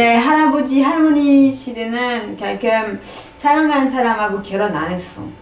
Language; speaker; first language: Korean; non-native, fluent; French